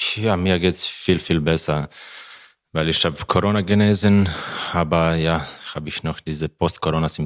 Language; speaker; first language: German; non-native, learner; Croatian